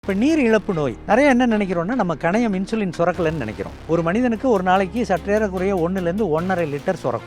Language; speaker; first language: Tamil; native; Tamil